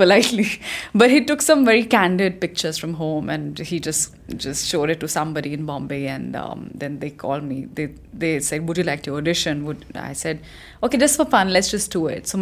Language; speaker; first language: English; non-native, local second language; Hindi